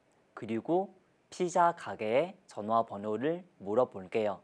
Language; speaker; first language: Korean; non-native, fluent; Vietnamese